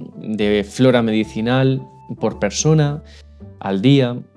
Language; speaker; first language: Spanish; native; Spanish